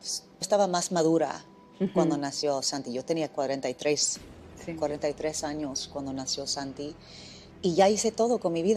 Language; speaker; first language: Spanish; non-native, fluent; English